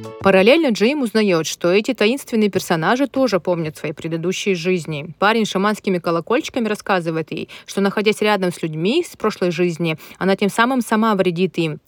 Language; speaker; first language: Russian; native; Russian